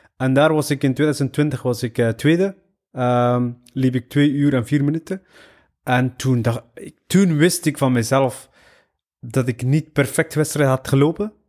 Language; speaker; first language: Dutch; early bilingual, other home language; Somali